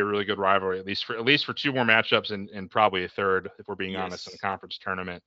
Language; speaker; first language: English; native; English